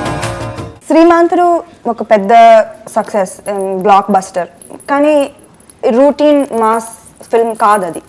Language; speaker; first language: Telugu; non-native, local second language; Tamil